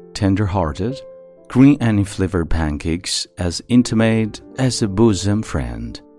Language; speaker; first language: English; non-native, fluent; Chinese